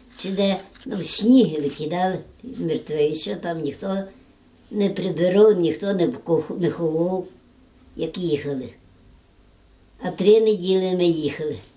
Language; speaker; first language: Ukrainian; native; Ukrainian